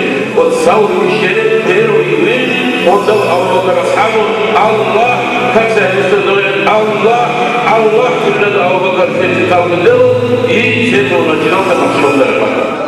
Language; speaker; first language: Russian; non-native, local second language; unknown